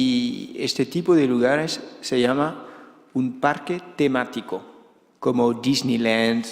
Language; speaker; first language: Spanish; non-native, fluent; Dutch